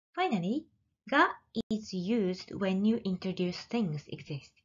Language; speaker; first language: English; non-native, fluent; Japanese